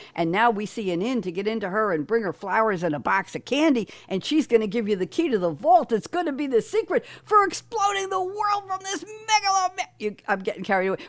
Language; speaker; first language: English; native; English